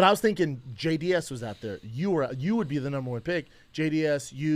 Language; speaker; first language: English; native; English